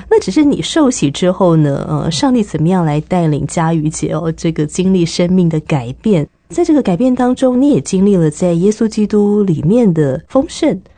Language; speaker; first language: Chinese; native; Chinese